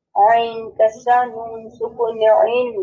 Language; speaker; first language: Arabic; non-native, learner; Bangla